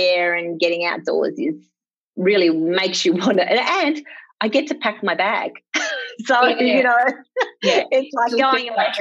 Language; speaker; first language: English; native; English